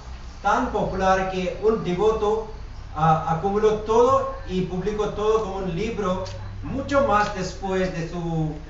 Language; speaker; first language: Spanish; non-native, fluent; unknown